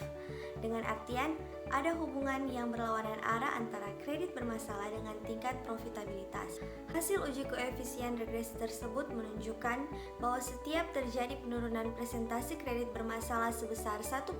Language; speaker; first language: Indonesian; native; Indonesian